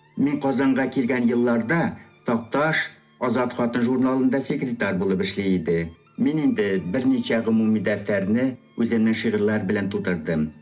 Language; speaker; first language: Tatar; early bilingual, heritage; Tatar